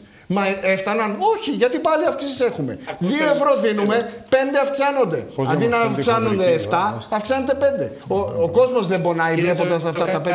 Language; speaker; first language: Greek; native; Greek